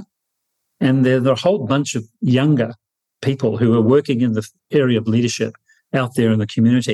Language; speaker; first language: English; native; English